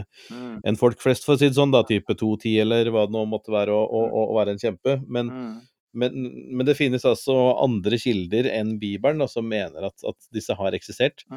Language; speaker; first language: Norwegian; native; Norwegian